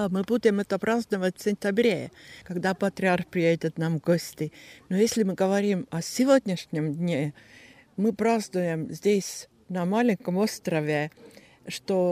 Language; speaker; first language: Russian; non-native, local second language; Estonian